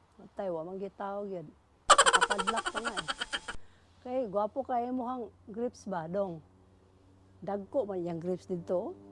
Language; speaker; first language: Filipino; non-native, local second language; Cebuano